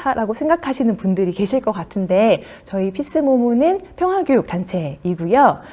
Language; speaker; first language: Korean; native; Korean